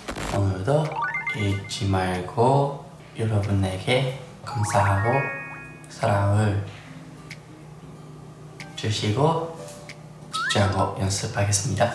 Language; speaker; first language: Korean; non-native, fluent; Japanese